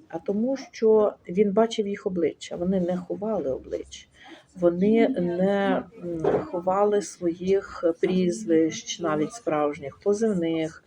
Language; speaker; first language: Ukrainian; non-native, local second language; Russian